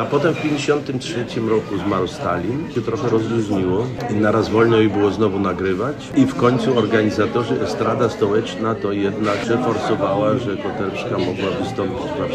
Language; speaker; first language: Polish; native; Polish